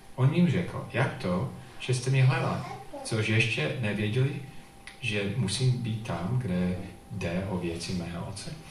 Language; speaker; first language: Czech; non-native, fluent; English